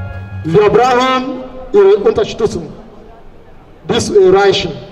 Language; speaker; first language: German; non-native, fluent; Igbo